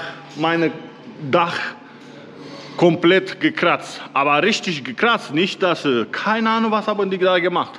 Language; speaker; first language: German; non-native, learner; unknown